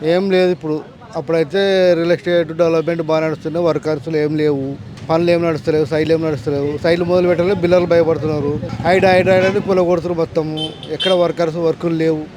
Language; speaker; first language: Telugu; native; Telugu